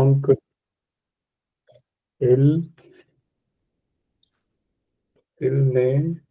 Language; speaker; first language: French; non-native, learner; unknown